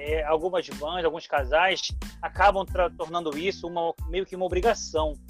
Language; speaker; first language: Portuguese; native; Portuguese